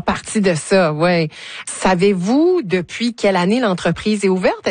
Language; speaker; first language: French; native; French